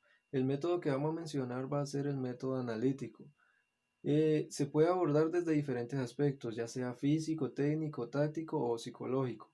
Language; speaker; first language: Spanish; native; Spanish